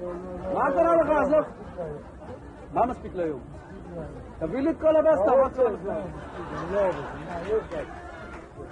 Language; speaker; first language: Hebrew; native; Hebrew